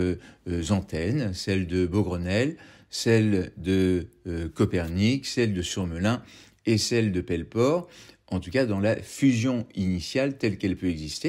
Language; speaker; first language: French; native; French